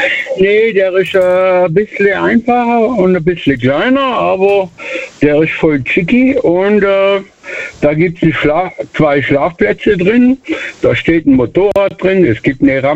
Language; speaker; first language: German; native; German